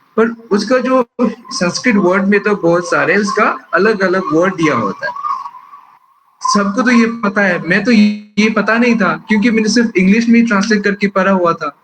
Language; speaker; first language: Hindi; non-native, local second language; Manipuri